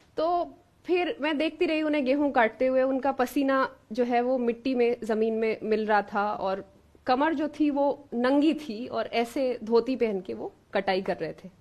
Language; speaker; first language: Hindi; native; Hindi